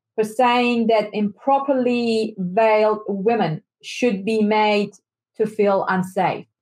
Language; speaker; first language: English; non-native, fluent; Persian